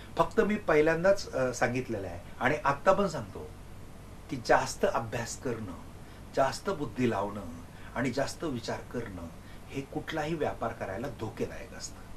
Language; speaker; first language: Marathi; non-native, local second language; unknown